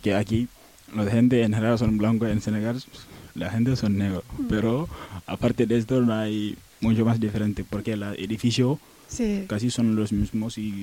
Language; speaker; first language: Spanish; non-native, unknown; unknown